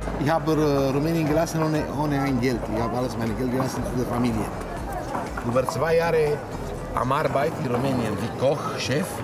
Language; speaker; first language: German; non-native, learner; Romanian